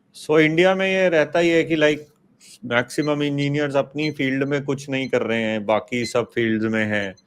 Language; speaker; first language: Hindi; native; Hindi